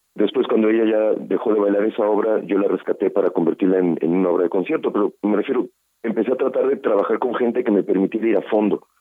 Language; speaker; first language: Spanish; native; Spanish